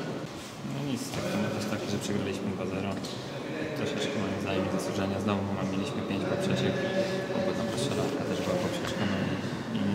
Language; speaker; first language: Polish; native; Polish